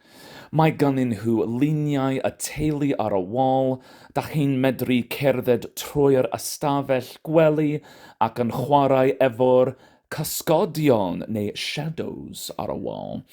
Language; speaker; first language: Welsh; non-native, fluent; English